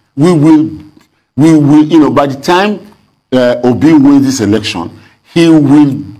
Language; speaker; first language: English; non-native, local second language; Yoruba